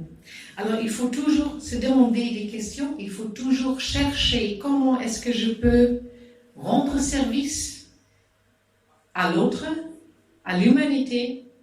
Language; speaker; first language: French; non-native, fluent; German